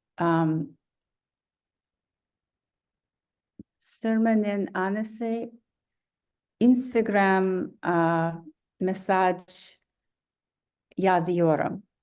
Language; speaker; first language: Turkish; non-native, learner; English